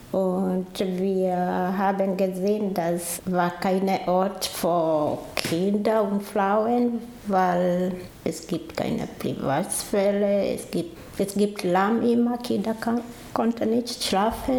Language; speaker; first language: German; non-native, learner; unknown